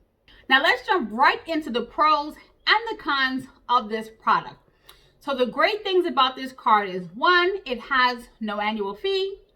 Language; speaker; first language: English; native; English